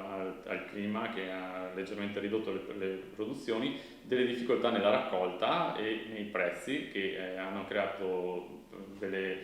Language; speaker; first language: Italian; native; Italian